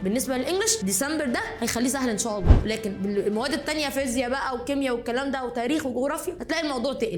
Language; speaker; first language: Arabic; native; Arabic